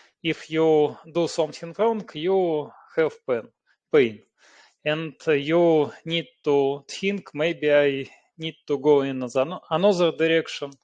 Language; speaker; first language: English; non-native, learner; Russian